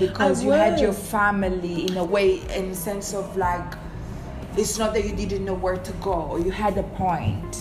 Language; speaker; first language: English; non-native, fluent; Seselwa Creole French